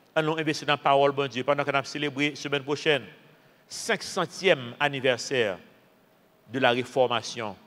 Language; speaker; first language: French; non-native, local second language; Haitian Creole